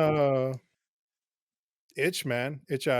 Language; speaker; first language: English; native; English